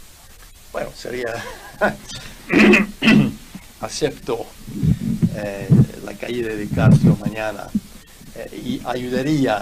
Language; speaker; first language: Spanish; non-native, fluent; English